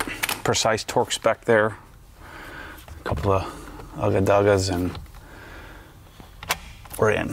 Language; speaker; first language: English; native; English